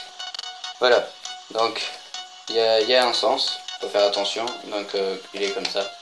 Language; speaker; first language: French; native; French